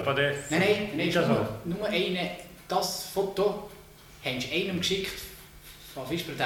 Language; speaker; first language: German; native; German